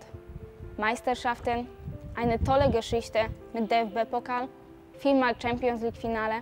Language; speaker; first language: German; non-native, fluent; Polish